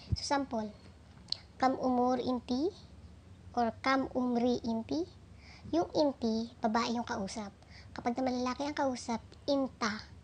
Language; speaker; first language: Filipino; native; Filipino